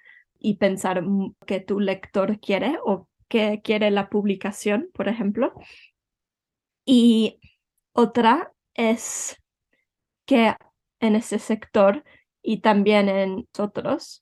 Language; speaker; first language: Spanish; early bilingual, heritage; Spanish